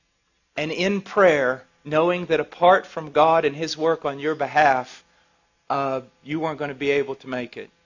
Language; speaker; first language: English; native; English